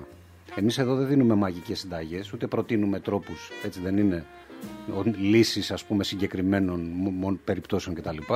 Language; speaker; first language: Greek; native; Greek